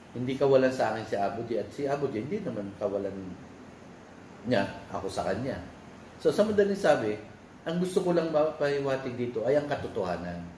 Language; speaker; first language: Filipino; native; Filipino